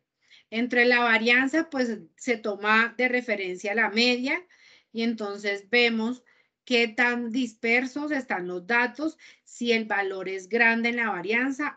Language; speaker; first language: Spanish; native; Spanish